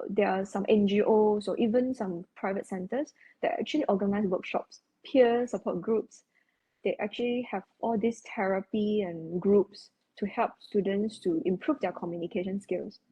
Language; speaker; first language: English; non-native, local second language; Chinese